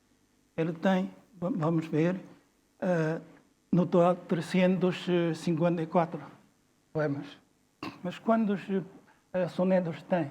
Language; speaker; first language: Portuguese; non-native, fluent; Chinese